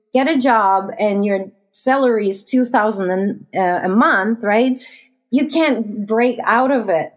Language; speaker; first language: English; non-native, fluent; Russian